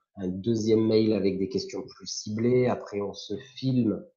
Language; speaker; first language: French; native; French